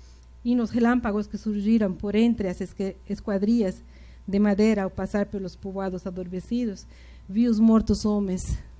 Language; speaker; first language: Portuguese; non-native, fluent; Spanish